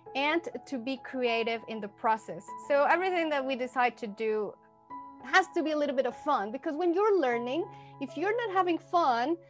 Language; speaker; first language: English; non-native, fluent; Spanish